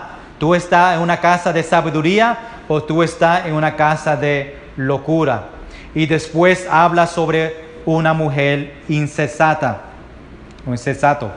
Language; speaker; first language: Spanish; early bilingual, heritage; Spanish